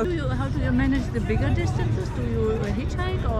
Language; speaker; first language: English; non-native, fluent; Slovak